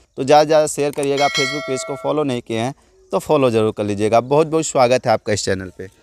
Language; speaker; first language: Hindi; native; Hindi